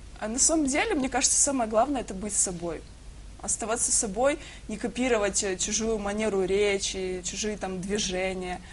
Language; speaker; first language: Russian; native; Russian